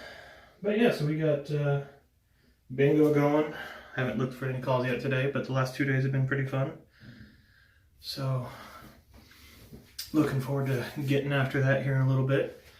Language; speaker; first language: English; native; English